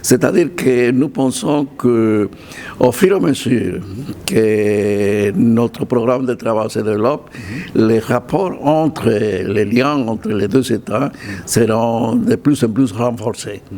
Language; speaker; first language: French; non-native, fluent; Spanish